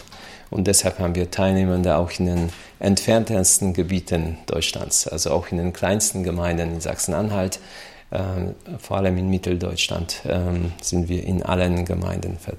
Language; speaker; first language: German; native; German